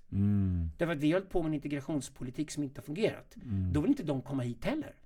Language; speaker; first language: Swedish; native; Swedish